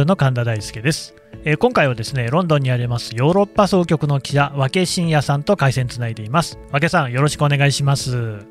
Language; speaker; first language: Japanese; native; Japanese